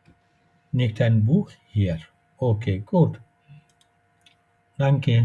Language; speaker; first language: German; non-native, fluent; Bangla